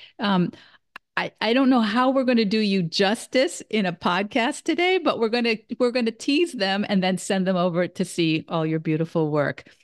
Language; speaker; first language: English; native; English